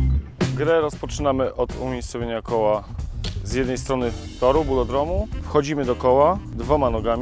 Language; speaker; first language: Polish; native; Polish